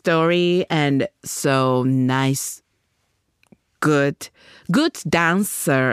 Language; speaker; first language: English; non-native, learner; Japanese